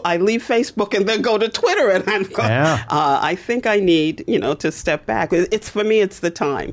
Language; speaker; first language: English; native; English